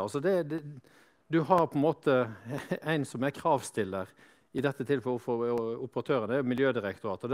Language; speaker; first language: Norwegian; native; Norwegian